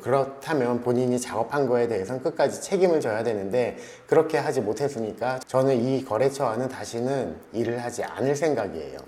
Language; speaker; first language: Korean; native; Korean